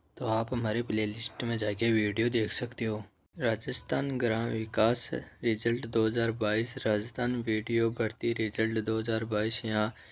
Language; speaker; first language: Hindi; native; Hindi